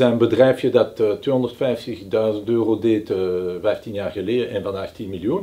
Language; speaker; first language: Dutch; native; Dutch